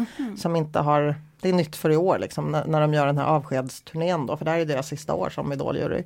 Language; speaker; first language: Swedish; early bilingual, other home language; Polish